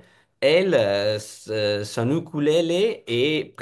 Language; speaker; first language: French; non-native, fluent; Italian